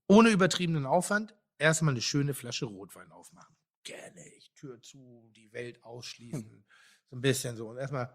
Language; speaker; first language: German; native; German